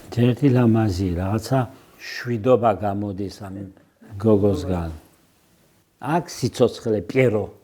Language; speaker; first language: Georgian; early bilingual, heritage; Georgian